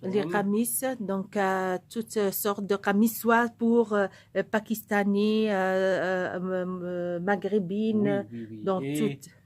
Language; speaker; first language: French; non-native, local second language; Arabic